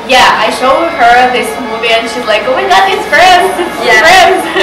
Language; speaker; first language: English; non-native, learner; Russian